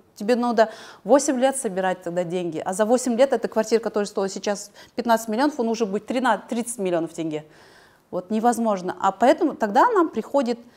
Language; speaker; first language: Russian; non-native, local second language; Kazakh